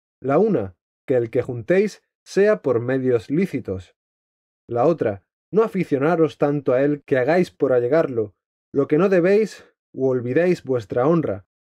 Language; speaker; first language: Spanish; native; Spanish